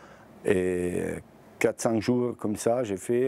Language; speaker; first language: French; non-native, learner; Bosnian